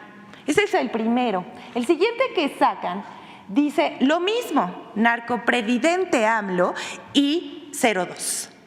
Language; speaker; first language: Spanish; native; Spanish